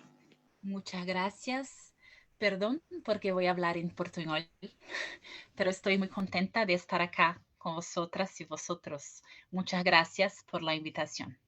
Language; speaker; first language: Spanish; non-native, fluent; Portuguese